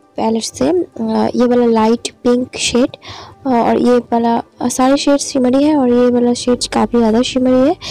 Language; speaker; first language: Hindi; non-native, local second language; Bangla